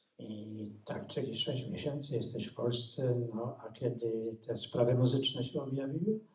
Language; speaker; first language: Polish; native; Polish